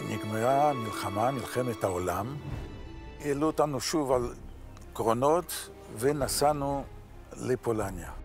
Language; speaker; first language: Hebrew; non-native, fluent; Yiddish